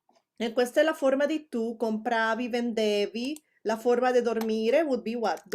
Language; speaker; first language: Italian; non-native, fluent; Spanish